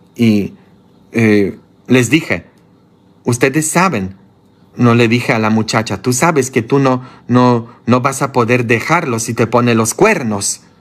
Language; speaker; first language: Spanish; non-native, fluent; Polish